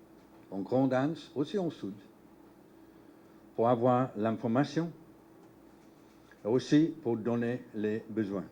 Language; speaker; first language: French; non-native, learner; English